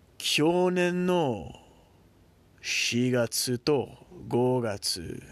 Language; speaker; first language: Japanese; non-native, learner; English